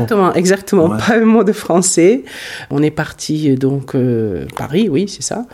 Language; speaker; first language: French; early bilingual, other home language; Hungarian